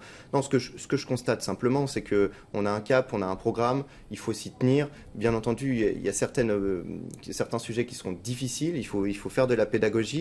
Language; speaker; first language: French; native; French